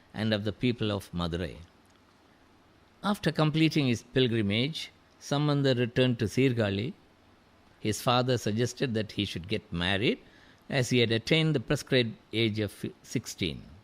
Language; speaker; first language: English; non-native, local second language; Tamil